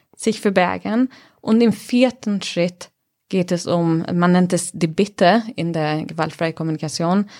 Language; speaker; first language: German; non-native, fluent; Swedish